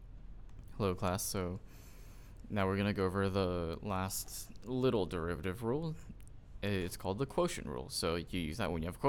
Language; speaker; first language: English; native; English